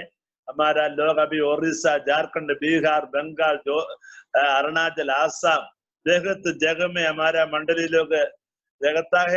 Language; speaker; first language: Hindi; non-native, learner; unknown